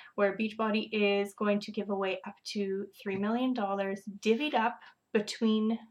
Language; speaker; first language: English; native; English